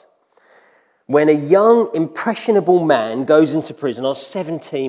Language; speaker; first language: English; native; English